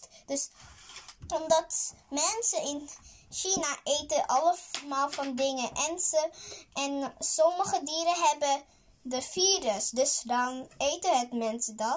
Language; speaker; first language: Dutch; early bilingual, other home language; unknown